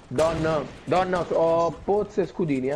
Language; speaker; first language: Italian; native; Italian